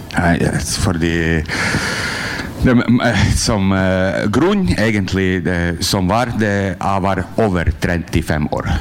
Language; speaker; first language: Norwegian; non-native, learner; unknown